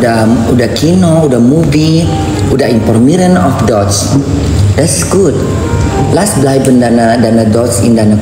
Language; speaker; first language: German; non-native, learner; Indonesian